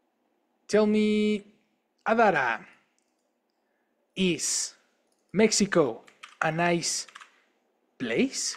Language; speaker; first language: English; non-native, fluent; Spanish